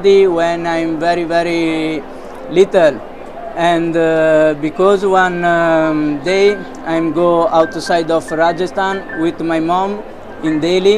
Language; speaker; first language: English; non-native, learner; Italian